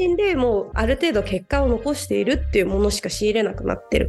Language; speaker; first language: Japanese; native; Japanese